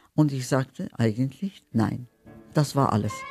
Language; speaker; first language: German; non-native, fluent; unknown